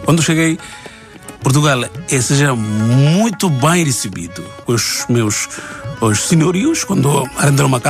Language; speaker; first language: Portuguese; non-native, learner; Bangla